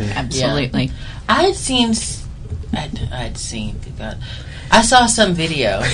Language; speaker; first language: English; native; English